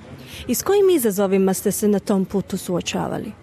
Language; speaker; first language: Croatian; native; Croatian